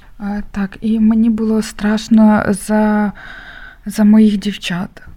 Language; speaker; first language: Polish; non-native, learner; Ukrainian